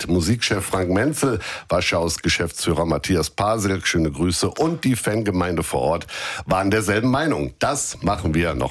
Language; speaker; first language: German; native; German